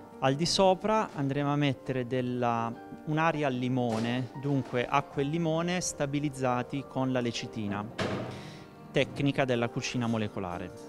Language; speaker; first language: Italian; native; Italian